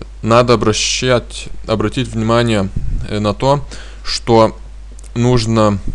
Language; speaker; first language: Russian; non-native, fluent; Lithuanian